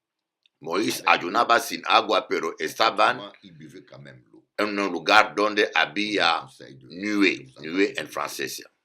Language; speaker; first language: Spanish; non-native, learner; French